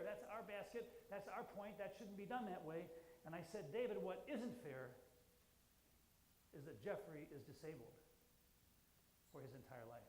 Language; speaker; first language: English; native; English